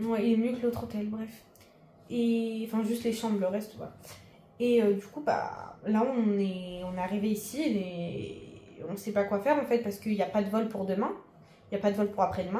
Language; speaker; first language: French; native; French